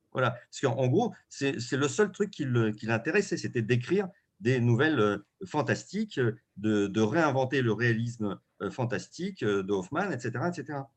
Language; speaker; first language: French; early bilingual, other home language; Russian